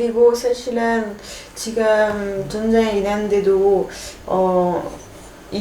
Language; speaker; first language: Korean; non-native, fluent; French